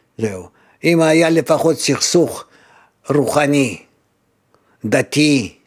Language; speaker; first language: Hebrew; non-native, fluent; Russian